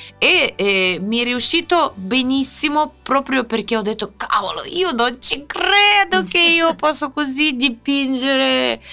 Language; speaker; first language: Italian; non-native, fluent; Russian